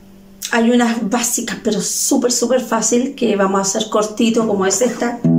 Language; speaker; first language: Spanish; native; Spanish